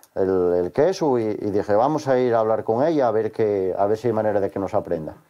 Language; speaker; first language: Spanish; native; Spanish